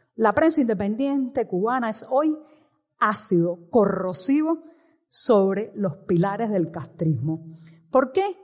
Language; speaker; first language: Spanish; native; Spanish